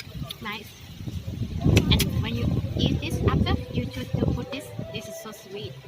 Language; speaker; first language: English; non-native, learner; Thai